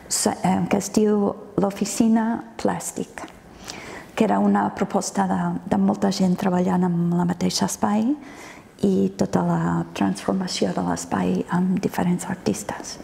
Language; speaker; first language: Catalan; non-native, fluent; English